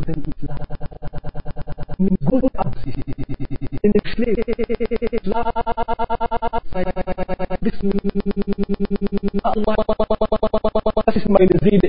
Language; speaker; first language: German; non-native, learner; Arabic